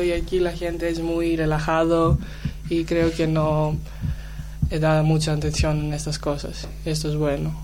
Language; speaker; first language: Spanish; non-native, learner; Greek